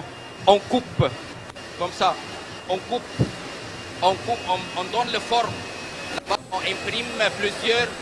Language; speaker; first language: French; non-native, learner; Arabic